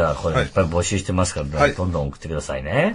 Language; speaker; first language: Japanese; native; Japanese